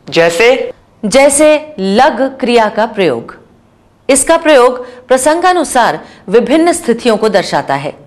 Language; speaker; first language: Hindi; native; Hindi